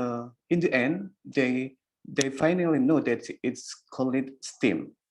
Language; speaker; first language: English; non-native, learner; Indonesian